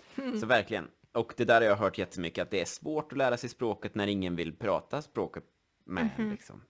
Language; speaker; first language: Swedish; native; Swedish